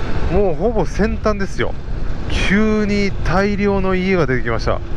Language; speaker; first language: Japanese; native; Japanese